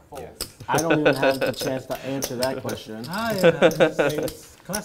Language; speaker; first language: English; non-native, learner; Japanese